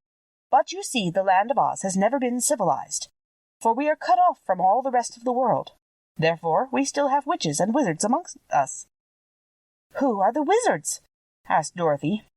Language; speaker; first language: English; native; English